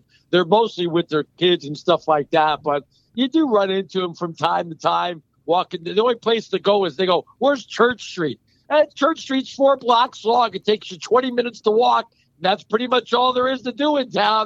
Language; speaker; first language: English; native; English